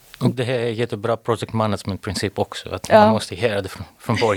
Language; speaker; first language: Swedish; non-native, fluent; Greek